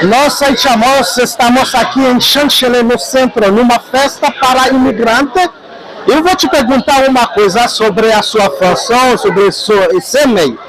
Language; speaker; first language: Portuguese; non-native, local second language; Haitian Creole